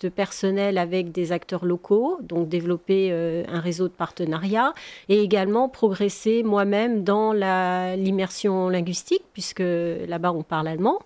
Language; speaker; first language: French; native; French